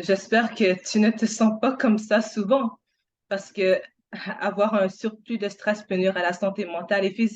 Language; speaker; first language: French; non-native, fluent; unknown